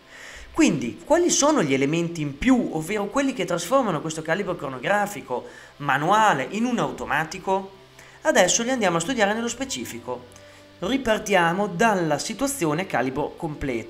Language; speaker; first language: Italian; native; Italian